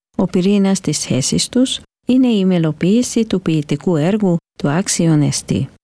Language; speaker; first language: Greek; early bilingual, heritage; Greek